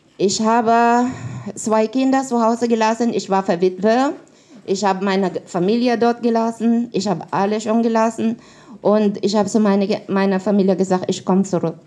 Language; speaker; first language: German; non-native, learner; Filipino